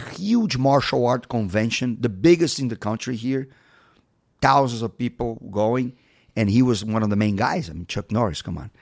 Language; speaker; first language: English; non-native, fluent; Portuguese